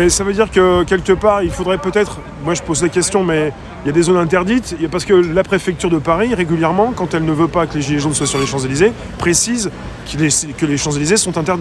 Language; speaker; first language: French; native; French